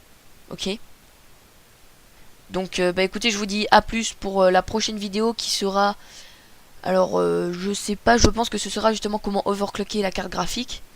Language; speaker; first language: French; native; French